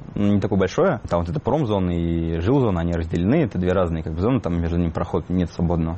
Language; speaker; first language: Russian; native; Russian